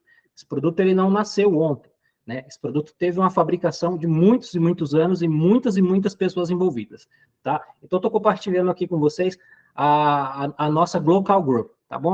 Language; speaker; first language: Portuguese; native; Portuguese